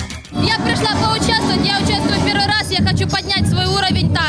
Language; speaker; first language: Russian; native; Russian